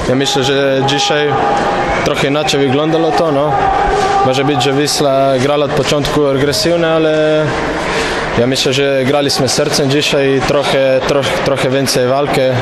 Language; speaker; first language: Polish; non-native, fluent; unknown